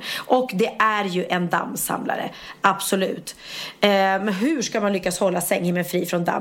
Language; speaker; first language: Swedish; native; Swedish